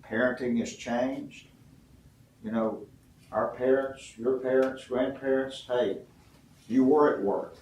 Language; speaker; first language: English; native; English